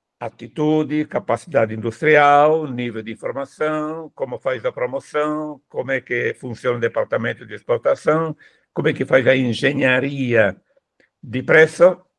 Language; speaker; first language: Portuguese; non-native, fluent; Italian